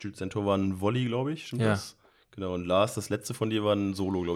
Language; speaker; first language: German; native; German